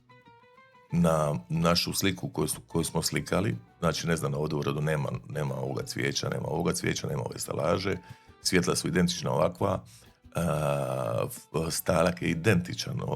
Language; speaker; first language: Bosnian; native; Bosnian